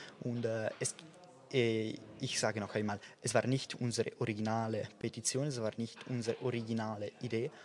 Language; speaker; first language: German; non-native, local second language; Italian